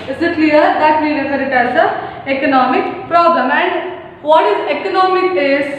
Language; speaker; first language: English; non-native, local second language; Kannada